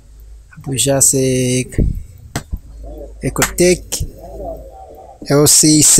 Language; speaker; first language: French; non-native, learner; Rundi